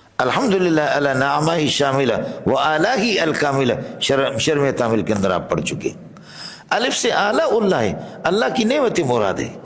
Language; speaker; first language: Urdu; non-native, local second language; Baluchi